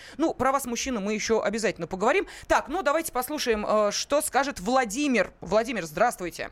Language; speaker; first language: Russian; native; Russian